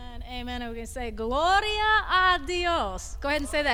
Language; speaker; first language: English; native; English